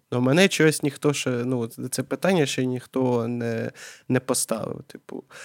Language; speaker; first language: Ukrainian; non-native, local second language; Russian